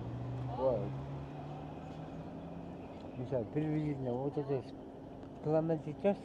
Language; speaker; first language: Russian; non-native, local second language; Kyrgyz